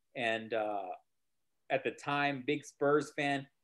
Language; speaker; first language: English; native; English